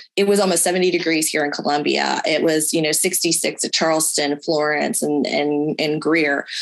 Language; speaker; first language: English; native; English